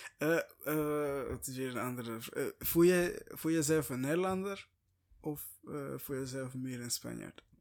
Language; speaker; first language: Dutch; non-native, fluent; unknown